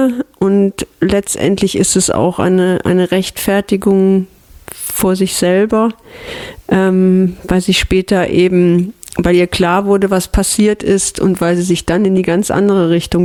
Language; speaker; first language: German; native; German